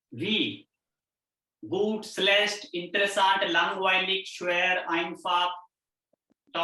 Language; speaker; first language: German; non-native, fluent; Hindi